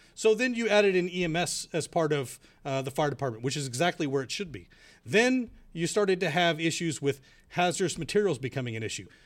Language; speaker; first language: English; native; English